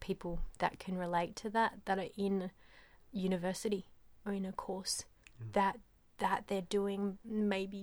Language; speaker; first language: English; native; English